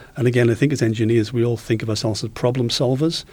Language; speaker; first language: English; native; English